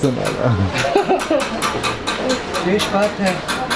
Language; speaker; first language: German; early bilingual, other home language; Turkish